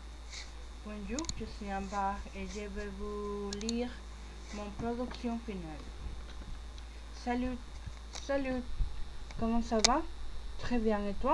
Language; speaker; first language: French; non-native, learner; Spanish